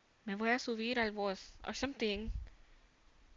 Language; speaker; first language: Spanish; early bilingual, heritage; English